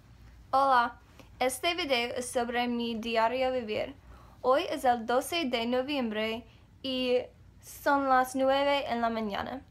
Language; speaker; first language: Spanish; non-native, learner; English